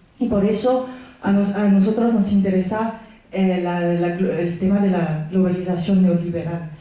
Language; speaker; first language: Spanish; non-native, fluent; French